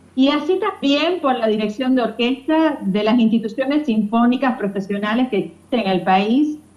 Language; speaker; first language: Spanish; native; Spanish